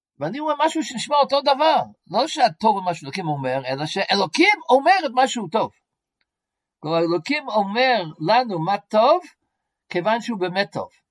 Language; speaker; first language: Hebrew; non-native, fluent; English